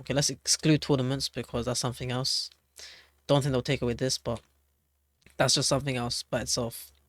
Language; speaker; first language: English; native; English